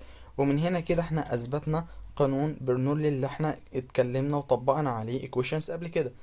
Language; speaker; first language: Arabic; native; Arabic